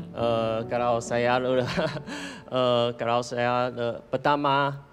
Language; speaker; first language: Indonesian; non-native, fluent; Chinese